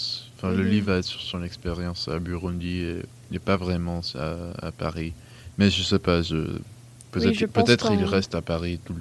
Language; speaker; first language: French; non-native, fluent; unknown